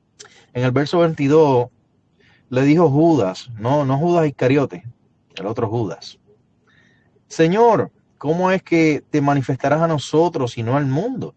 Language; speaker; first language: Spanish; native; Spanish